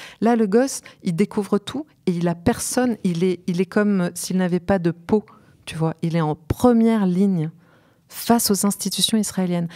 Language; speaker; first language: French; native; French